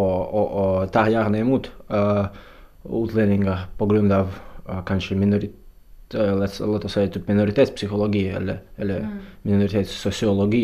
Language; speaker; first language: Swedish; non-native, fluent; Russian